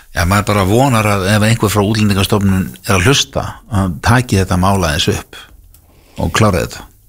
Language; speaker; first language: Icelandic; native; Icelandic